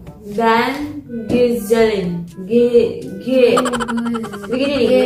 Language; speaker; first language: Turkish; non-native, learner; Indonesian